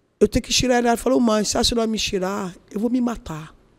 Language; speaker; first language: Portuguese; non-native, learner; Yoruba